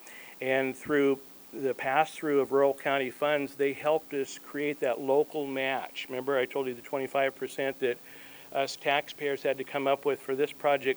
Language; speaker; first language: English; native; English